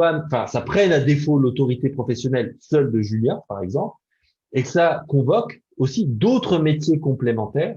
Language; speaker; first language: French; native; French